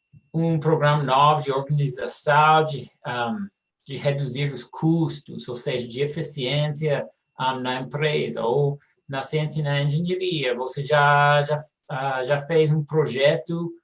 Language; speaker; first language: Portuguese; non-native, fluent; English